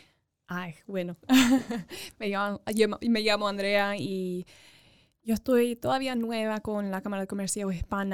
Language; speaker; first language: Spanish; early bilingual, other home language; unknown